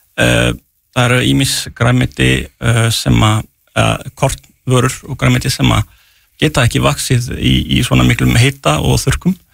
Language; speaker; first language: Icelandic; non-native, fluent; French